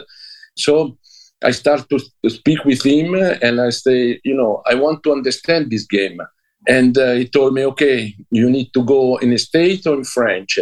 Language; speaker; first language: English; non-native, learner; Italian